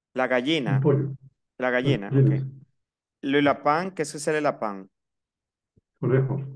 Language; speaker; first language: Spanish; native; Spanish